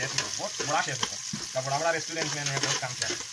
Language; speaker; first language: Hindi; non-native, learner; Bangla